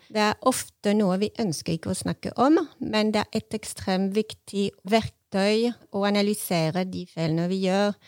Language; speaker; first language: Norwegian; non-native, fluent; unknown